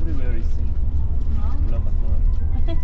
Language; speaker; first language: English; non-native, learner; Korean